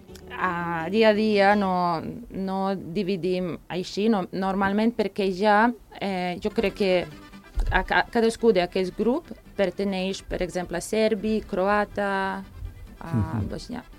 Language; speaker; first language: Catalan; non-native, learner; Serbian